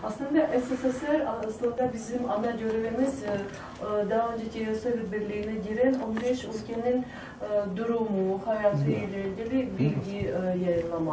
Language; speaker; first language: Turkish; non-native, fluent; Tajik